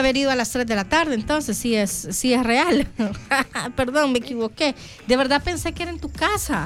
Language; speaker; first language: Spanish; native; Spanish